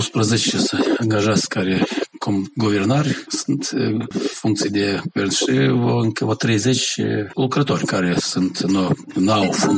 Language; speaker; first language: Romanian; non-native, local second language; Gagauz